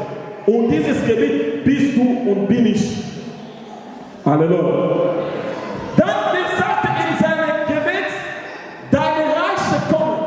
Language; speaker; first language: German; non-native, learner; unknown